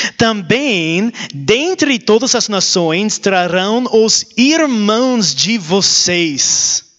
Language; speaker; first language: Portuguese; non-native, learner; English